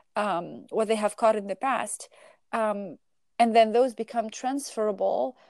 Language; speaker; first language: English; non-native, fluent; Arabic